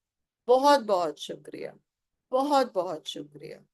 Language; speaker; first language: Hindi; native; Hindi